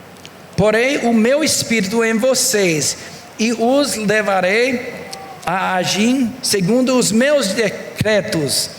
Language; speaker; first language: Portuguese; non-native, fluent; English